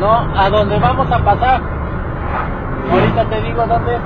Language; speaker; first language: Spanish; native; Spanish